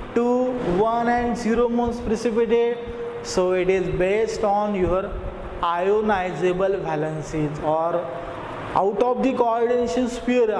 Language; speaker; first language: English; non-native, local second language; Marathi